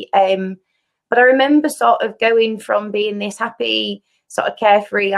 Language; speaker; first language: English; native; English